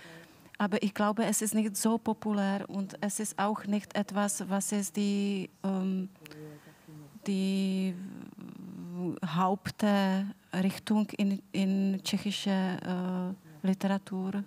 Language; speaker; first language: German; non-native, fluent; Czech